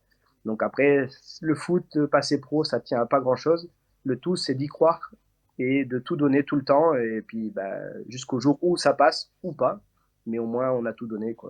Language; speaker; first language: French; native; French